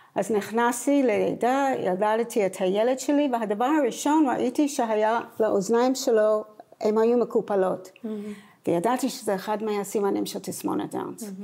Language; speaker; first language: Hebrew; non-native, fluent; English